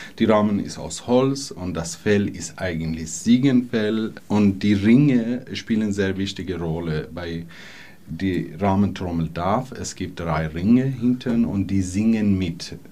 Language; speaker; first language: German; non-native, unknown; Persian